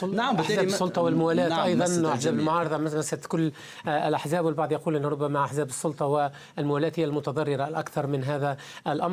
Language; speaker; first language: Arabic; native; Arabic